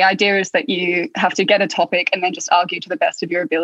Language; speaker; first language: English; native; English